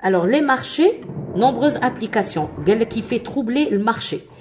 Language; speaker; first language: French; non-native, local second language; Arabic